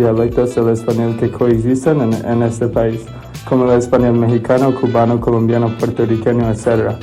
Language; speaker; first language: Spanish; non-native, learner; English